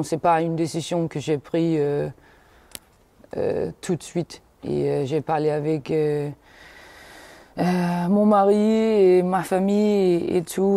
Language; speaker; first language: French; non-native, fluent; Danish